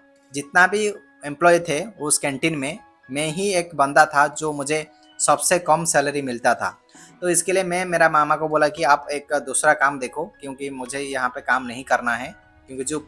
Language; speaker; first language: Hindi; non-native, local second language; Odia